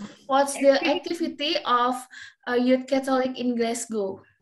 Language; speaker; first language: English; non-native, learner; Indonesian